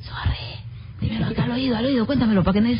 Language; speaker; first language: Spanish; native; Spanish